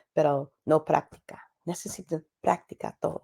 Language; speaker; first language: Spanish; non-native, learner; English